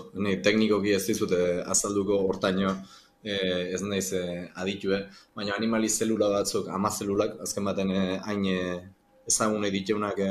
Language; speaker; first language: Basque; native; Basque